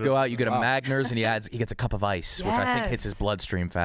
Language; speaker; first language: English; native; English